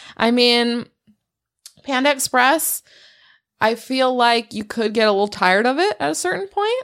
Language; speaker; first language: English; native; English